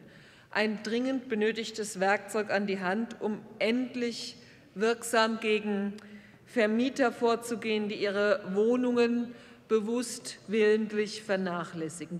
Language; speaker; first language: German; native; German